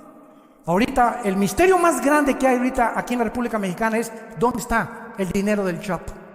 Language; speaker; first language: Spanish; native; Spanish